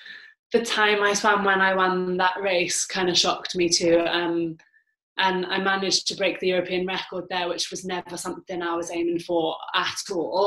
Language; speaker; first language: English; native; English